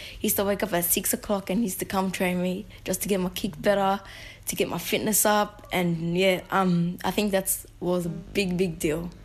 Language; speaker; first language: English; native; English